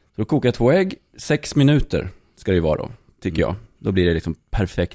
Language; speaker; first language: Swedish; native; Swedish